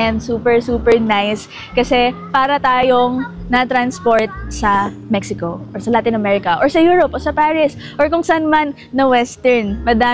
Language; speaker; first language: English; non-native, local second language; Filipino